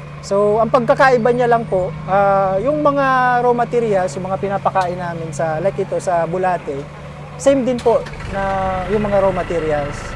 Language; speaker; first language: Filipino; native; Filipino